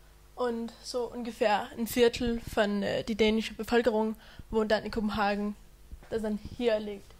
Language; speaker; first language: German; non-native, fluent; Danish